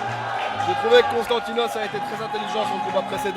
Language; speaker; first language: French; native; French